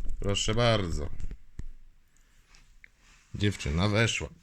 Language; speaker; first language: Polish; native; Polish